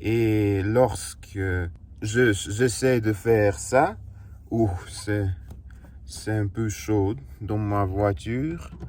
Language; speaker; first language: French; non-native, learner; Russian